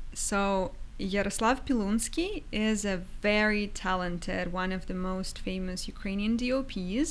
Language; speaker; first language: English; non-native, fluent; Ukrainian